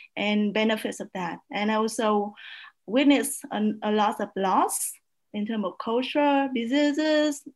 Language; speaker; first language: English; non-native, fluent; Vietnamese